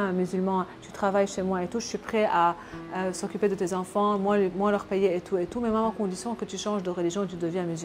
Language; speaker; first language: French; non-native, local second language; Arabic